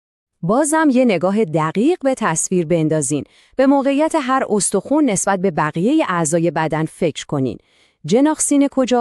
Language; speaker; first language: Persian; native; Persian